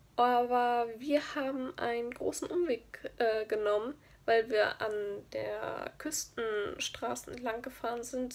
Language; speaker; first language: German; native; German